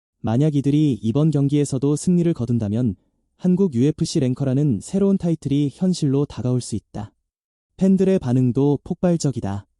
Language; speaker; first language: Korean; native; Korean